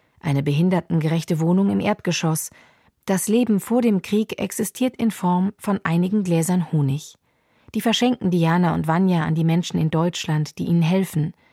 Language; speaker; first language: German; native; German